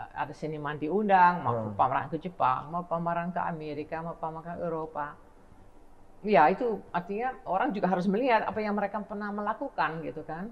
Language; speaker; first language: Indonesian; non-native, fluent; Dutch